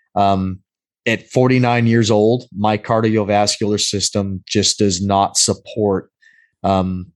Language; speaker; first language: English; native; English